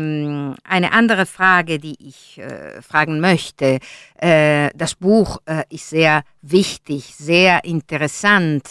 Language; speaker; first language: German; non-native, learner; Italian